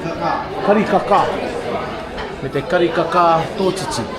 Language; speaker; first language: Māori; non-native, learner; English